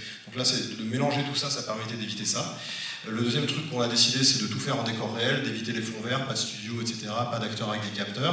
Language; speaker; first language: French; native; French